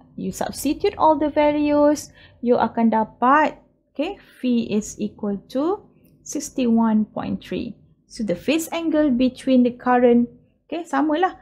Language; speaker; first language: English; non-native, local second language; Malay